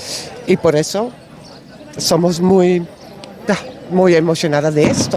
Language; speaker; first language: Spanish; non-native, learner; Dutch